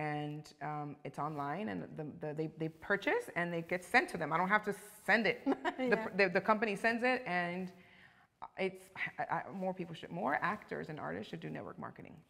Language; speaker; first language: English; early bilingual, other home language; Spanish